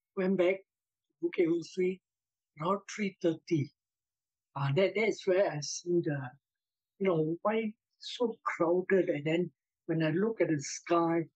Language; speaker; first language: English; non-native, local second language; Min Nan Chinese